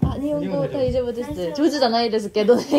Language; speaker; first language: Japanese; non-native, learner; Korean